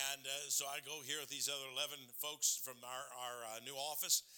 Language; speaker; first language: English; native; English